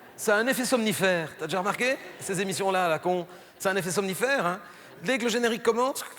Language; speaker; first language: French; native; French